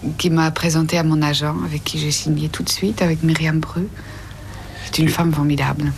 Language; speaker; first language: French; non-native, fluent; Dutch